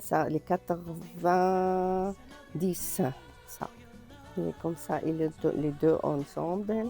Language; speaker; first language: French; non-native, learner; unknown